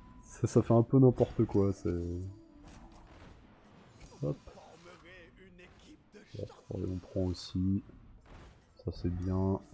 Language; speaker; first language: French; native; French